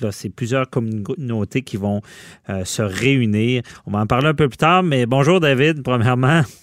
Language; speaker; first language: French; native; French